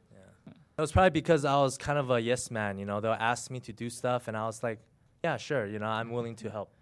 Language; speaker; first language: English; early bilingual, other home language; Chinese